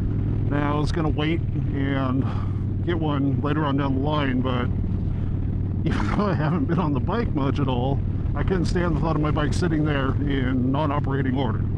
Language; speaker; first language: English; native; English